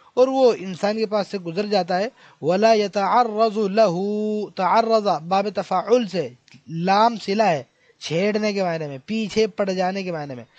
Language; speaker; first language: Urdu; native; Urdu